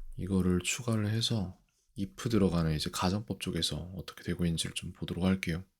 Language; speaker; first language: Korean; native; Korean